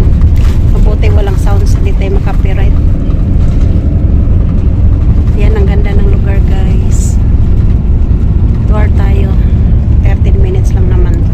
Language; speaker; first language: Filipino; non-native, local second language; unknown